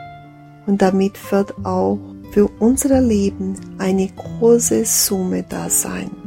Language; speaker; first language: German; non-native, fluent; Portuguese